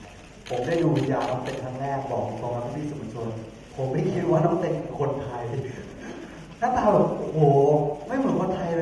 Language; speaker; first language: Thai; native; Thai